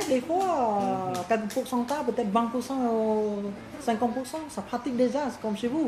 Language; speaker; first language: French; non-native, fluent; Khmer